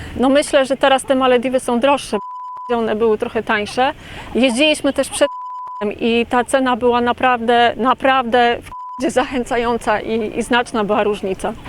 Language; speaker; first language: Polish; native; Polish